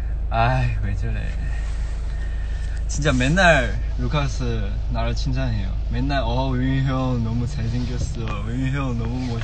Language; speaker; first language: Korean; non-native, fluent; Chinese